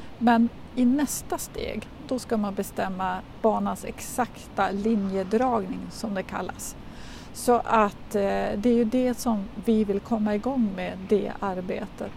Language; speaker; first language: Swedish; native; Swedish